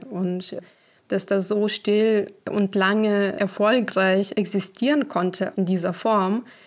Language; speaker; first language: German; non-native, fluent; Ukrainian